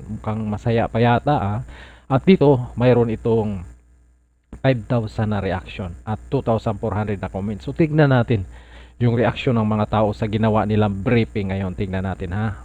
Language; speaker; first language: Filipino; non-native, local second language; Cebuano